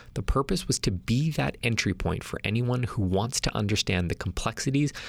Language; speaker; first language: English; native; English